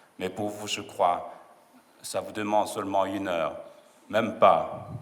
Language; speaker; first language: French; non-native, fluent; Chinese